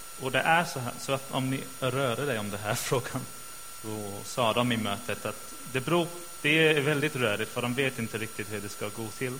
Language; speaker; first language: Swedish; non-native, fluent; English